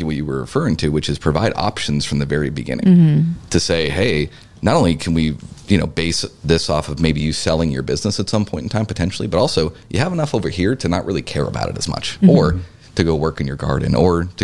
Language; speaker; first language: English; native; English